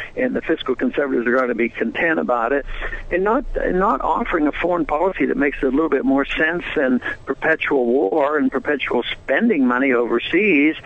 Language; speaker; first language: English; native; English